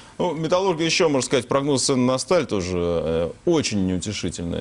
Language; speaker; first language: Russian; native; Russian